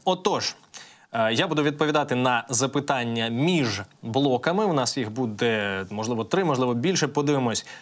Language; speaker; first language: Ukrainian; native; Ukrainian